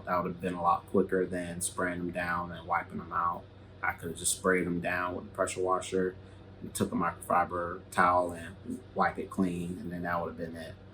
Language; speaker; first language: English; native; English